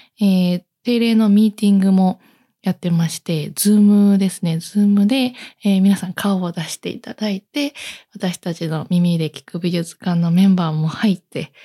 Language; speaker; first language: Japanese; native; Japanese